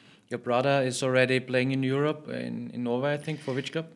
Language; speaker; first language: English; non-native, fluent; German